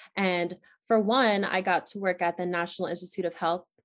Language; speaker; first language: English; native; English